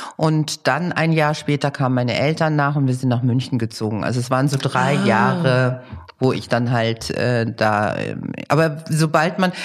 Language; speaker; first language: German; early bilingual, other home language; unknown